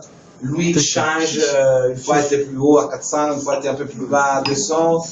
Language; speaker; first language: French; non-native, fluent; Italian